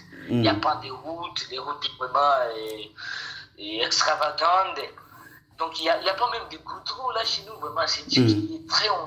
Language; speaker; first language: French; non-native, local second language; Rundi